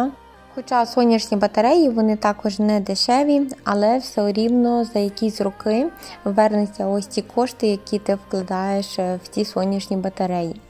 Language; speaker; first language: Ukrainian; native; Ukrainian